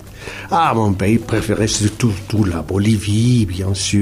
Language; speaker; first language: French; non-native, fluent; Spanish